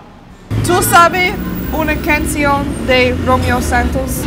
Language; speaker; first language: Spanish; non-native, learner; English